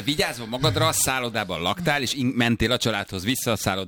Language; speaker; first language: Hungarian; native; Hungarian